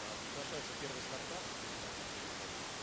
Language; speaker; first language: Russian; native; Russian